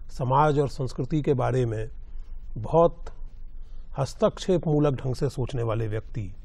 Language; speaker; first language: Hindi; native; Hindi